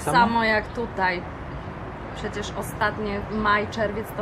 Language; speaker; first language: Polish; native; Polish